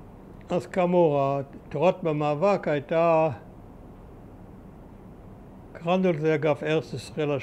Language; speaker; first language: Hebrew; early bilingual, other home language; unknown